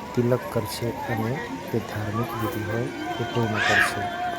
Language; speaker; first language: Gujarati; non-native, local second language; Bhili